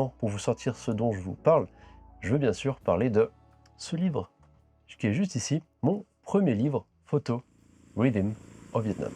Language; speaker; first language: French; native; French